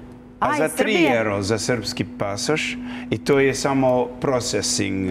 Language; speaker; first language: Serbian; early bilingual, heritage; Serbian